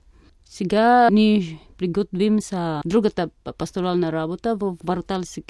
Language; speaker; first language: Bulgarian; non-native, fluent; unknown